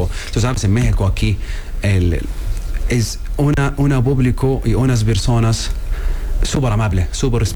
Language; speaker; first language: Spanish; non-native, learner; Arabic